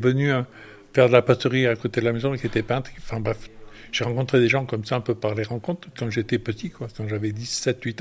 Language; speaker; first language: French; native; French